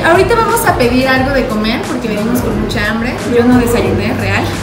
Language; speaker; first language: Spanish; native; Spanish